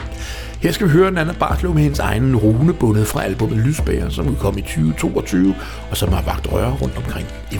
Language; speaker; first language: Danish; native; Danish